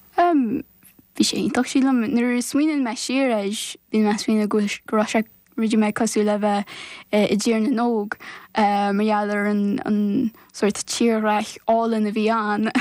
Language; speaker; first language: Irish; native; Irish